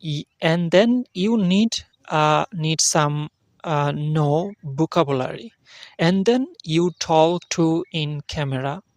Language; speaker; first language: English; non-native, learner; Bangla